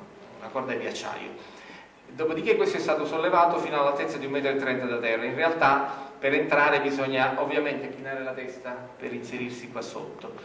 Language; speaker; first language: Italian; native; Italian